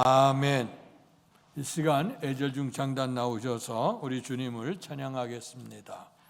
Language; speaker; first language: Korean; native; Korean